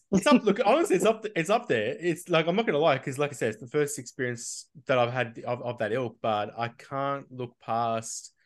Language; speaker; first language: English; native; English